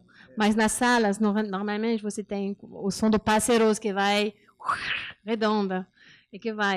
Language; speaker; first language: Portuguese; non-native, learner; French